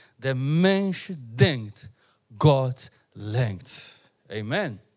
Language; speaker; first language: German; non-native, learner; Portuguese